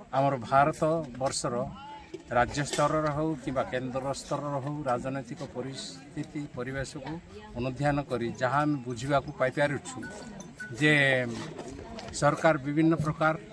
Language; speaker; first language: Odia; non-native, local second language; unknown